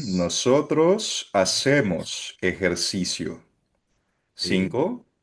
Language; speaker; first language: Spanish; non-native, fluent; Filipino